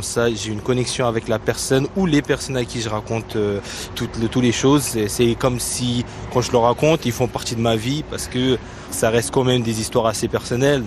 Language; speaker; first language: French; non-native, fluent; Tibetan